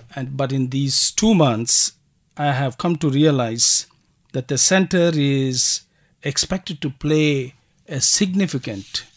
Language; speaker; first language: English; non-native, local second language; Tamil